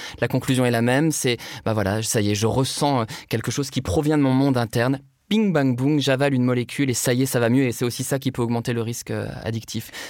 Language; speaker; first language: French; native; French